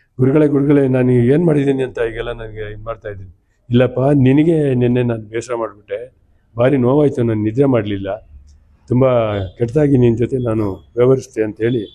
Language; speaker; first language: Kannada; native; Kannada